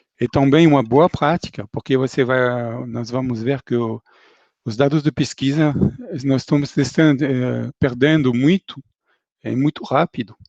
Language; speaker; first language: Portuguese; non-native, fluent; French